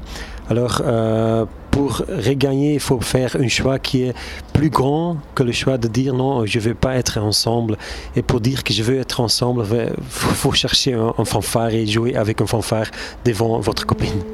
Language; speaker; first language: French; non-native, local second language; Turkish